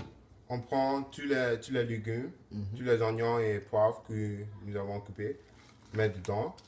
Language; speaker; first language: French; non-native, learner; English